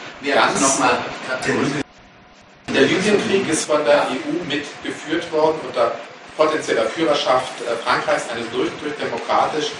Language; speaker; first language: German; native; German